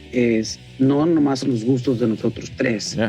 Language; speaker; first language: Spanish; early bilingual, heritage; Spanish